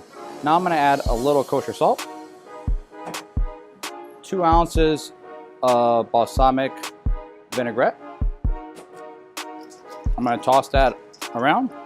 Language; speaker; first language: English; native; English